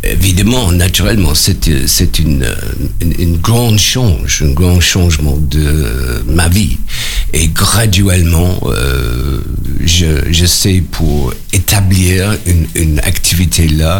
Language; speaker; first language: French; non-native, learner; English